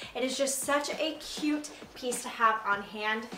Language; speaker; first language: English; native; English